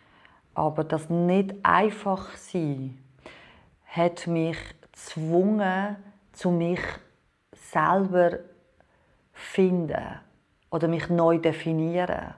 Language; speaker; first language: German; non-native, fluent; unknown